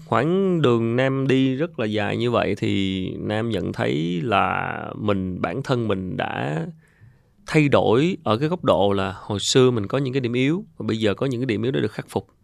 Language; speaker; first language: Vietnamese; native; Vietnamese